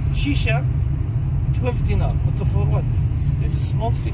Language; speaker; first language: English; non-native, learner; Arabic